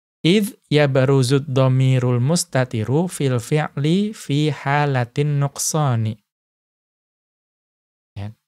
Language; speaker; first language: Arabic; non-native, fluent; Indonesian